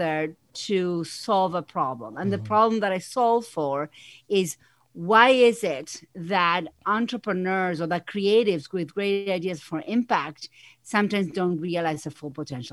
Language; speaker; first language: English; non-native, fluent; Spanish